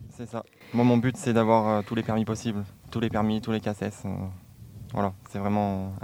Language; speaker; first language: French; native; French